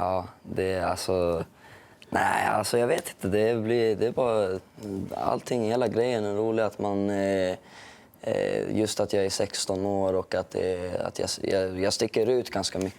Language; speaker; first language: Swedish; early bilingual, other home language; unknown